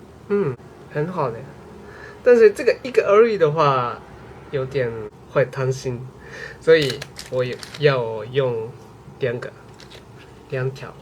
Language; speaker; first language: Chinese; non-native, learner; Japanese